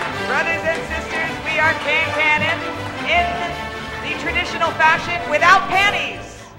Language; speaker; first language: English; native; English